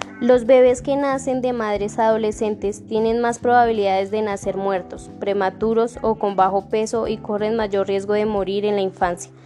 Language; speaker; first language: Spanish; native; Spanish